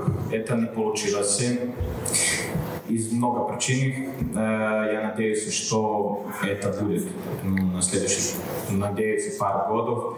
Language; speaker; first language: Russian; non-native, learner; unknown